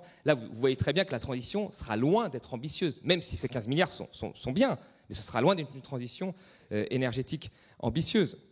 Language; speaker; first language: French; native; French